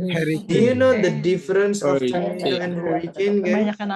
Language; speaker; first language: English; non-native, fluent; Indonesian